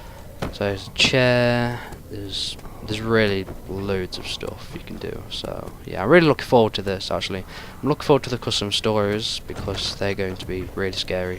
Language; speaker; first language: English; native; English